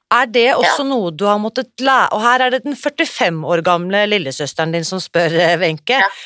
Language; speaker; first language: Norwegian; early bilingual, other home language; German